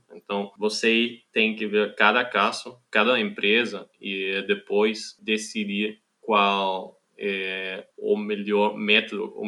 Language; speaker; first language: Portuguese; non-native, fluent; German